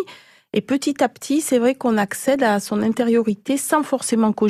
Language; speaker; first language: French; native; French